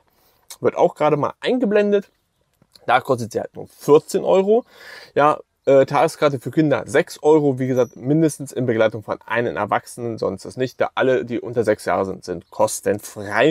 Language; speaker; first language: German; native; German